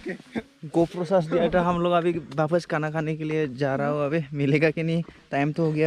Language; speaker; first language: Hindi; non-native, local second language; Assamese